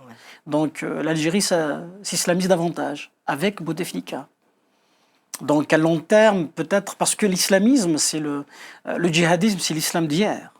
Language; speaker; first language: French; non-native, local second language; Kabyle